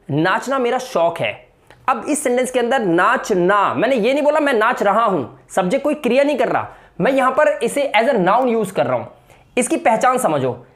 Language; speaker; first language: Hindi; native; Hindi